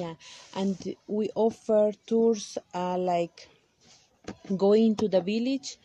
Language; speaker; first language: English; non-native, learner; Kaqchikel